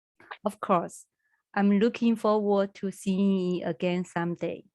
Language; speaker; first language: English; non-native, learner; Chinese